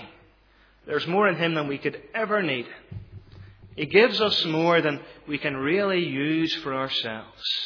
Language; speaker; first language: English; native; English